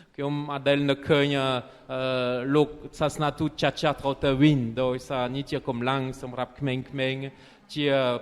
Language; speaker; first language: Khmer; non-native, fluent; French